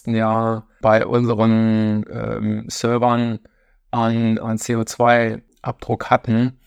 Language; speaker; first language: German; native; German